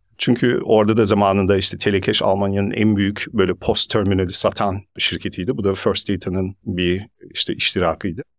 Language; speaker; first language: Turkish; early bilingual, heritage; Turkish